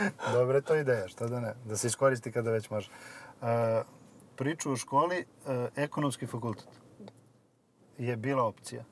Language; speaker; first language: Serbian; native; Serbian